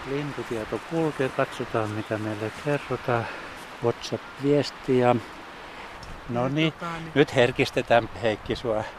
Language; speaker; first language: Finnish; native; Finnish